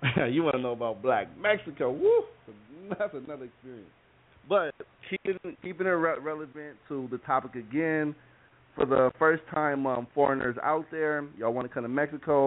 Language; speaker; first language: English; native; English